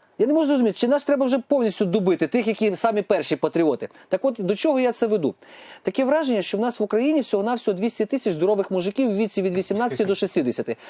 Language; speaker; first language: Ukrainian; native; Ukrainian